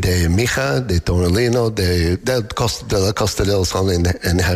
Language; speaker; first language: Spanish; non-native, learner; English